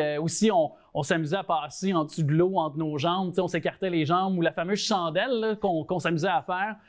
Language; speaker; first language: French; native; French